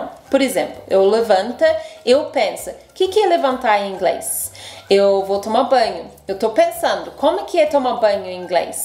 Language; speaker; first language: Portuguese; non-native, fluent; English